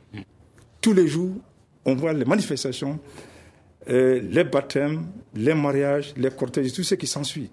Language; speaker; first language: French; non-native, local second language; Bambara